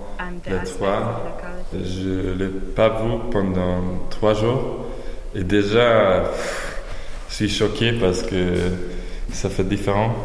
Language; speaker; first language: French; non-native, learner; Polish